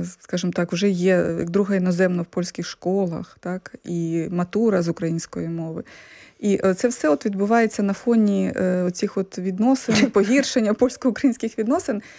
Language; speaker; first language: Ukrainian; native; Ukrainian